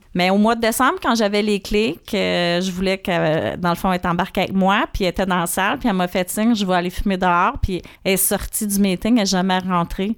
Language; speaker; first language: French; native; French